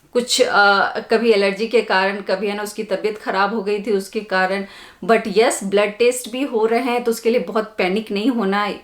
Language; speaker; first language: Hindi; native; Hindi